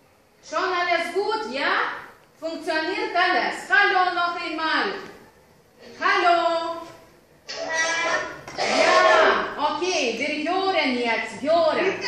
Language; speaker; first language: German; non-native, fluent; Lithuanian